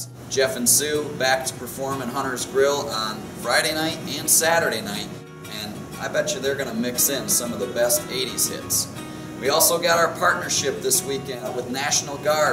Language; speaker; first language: English; native; English